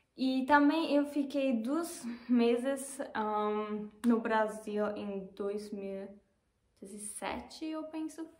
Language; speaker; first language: Portuguese; non-native, learner; German